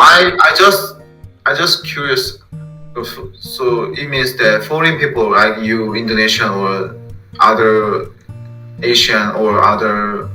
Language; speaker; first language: English; non-native, fluent; Korean